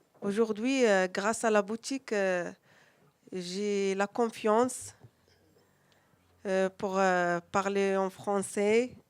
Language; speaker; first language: French; non-native, learner; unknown